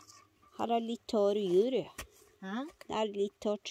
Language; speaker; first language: Norwegian; non-native, learner; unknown